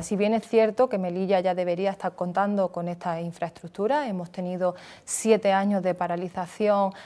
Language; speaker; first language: Spanish; native; Spanish